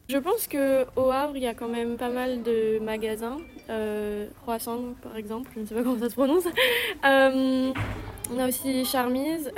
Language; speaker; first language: French; non-native, fluent; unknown